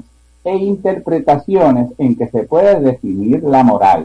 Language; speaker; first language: Spanish; native; Spanish